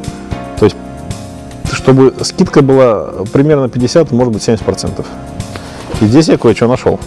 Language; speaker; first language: Russian; native; Russian